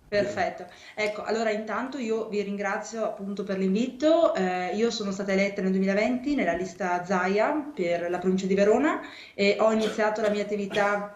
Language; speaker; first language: Italian; native; Italian